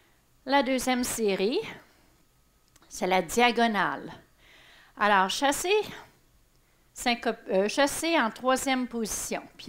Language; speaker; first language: French; native; French